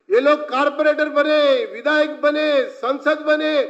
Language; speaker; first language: Hindi; non-native, local second language; Telugu